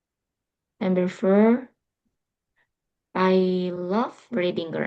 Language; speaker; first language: English; non-native, local second language; Indonesian